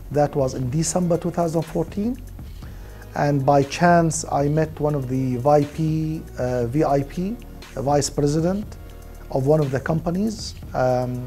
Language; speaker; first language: English; non-native, fluent; Arabic